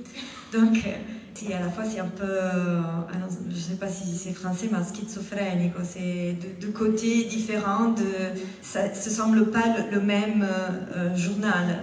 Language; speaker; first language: French; non-native, fluent; Italian